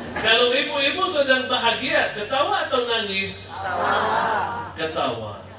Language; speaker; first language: Malay; non-native, fluent; Arabic